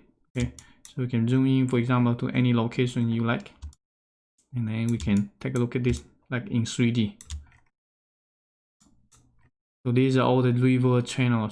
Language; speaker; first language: English; non-native, fluent; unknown